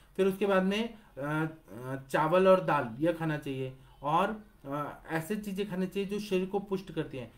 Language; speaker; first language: Hindi; non-native, local second language; Marathi